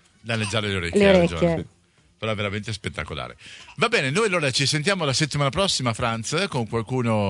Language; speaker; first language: Italian; native; Italian